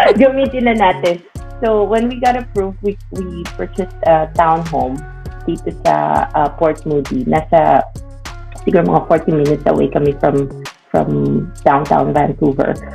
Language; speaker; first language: Filipino; native; Filipino